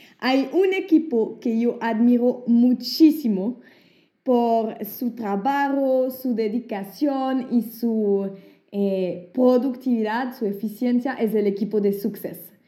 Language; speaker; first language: Spanish; non-native, fluent; French